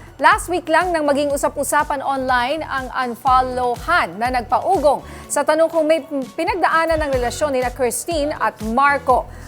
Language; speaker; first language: Filipino; native; Filipino